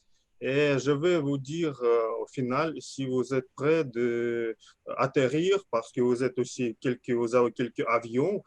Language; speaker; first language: French; non-native, fluent; Russian